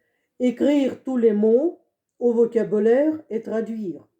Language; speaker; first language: French; non-native, fluent; Russian